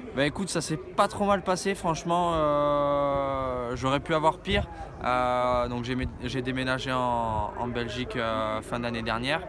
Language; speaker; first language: French; native; French